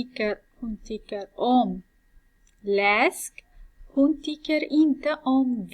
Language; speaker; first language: Swedish; non-native, fluent; Persian